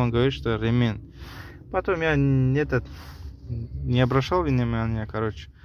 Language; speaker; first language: Russian; non-native, local second language; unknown